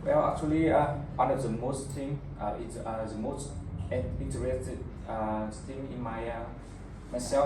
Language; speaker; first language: English; non-native, learner; Vietnamese